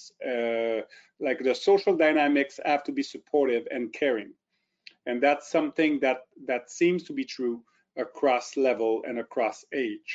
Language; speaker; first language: English; non-native, fluent; French